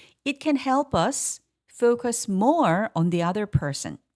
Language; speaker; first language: English; non-native, fluent; Korean